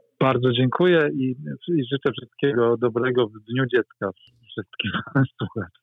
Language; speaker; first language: Polish; native; Polish